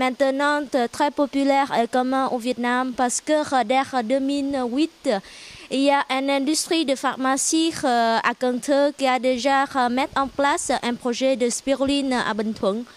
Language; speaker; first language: French; non-native, learner; Vietnamese